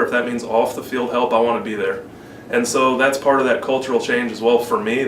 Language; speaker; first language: English; native; English